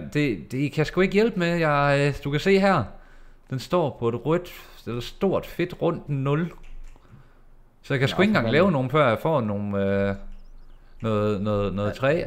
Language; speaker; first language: Danish; native; Danish